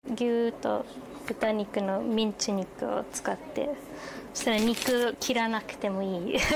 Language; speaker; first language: Japanese; non-native, fluent; English